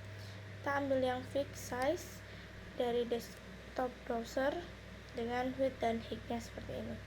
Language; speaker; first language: Indonesian; native; Indonesian